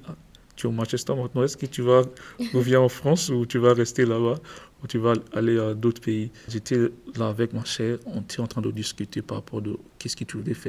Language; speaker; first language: French; non-native, learner; English